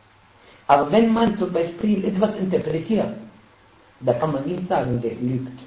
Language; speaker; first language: German; non-native, fluent; Arabic